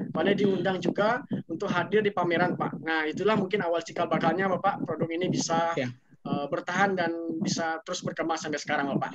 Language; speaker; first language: Indonesian; native; Indonesian